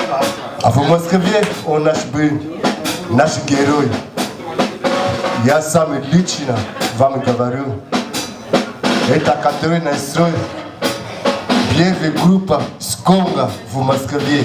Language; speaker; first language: Russian; non-native, learner; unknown